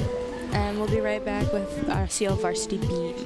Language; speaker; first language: English; native; English